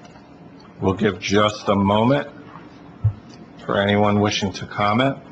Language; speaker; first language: English; native; English